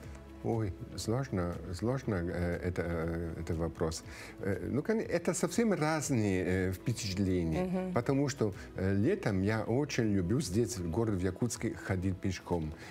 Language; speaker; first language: Russian; non-native, fluent; Italian